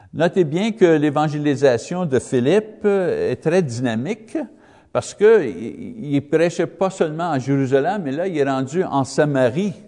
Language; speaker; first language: French; non-native, learner; English